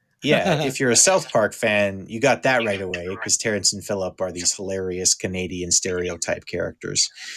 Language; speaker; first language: English; native; English